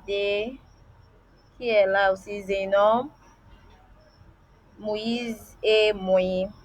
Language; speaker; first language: French; non-native, learner; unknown